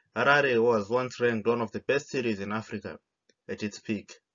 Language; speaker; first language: English; non-native, local second language; Shona